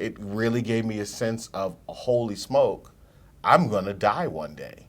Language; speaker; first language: English; native; English